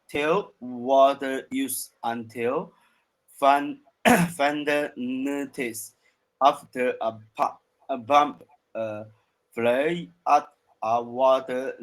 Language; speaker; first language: English; non-native, learner; Chinese